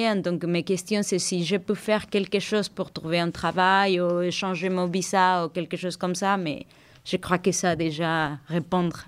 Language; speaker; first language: French; non-native, learner; Spanish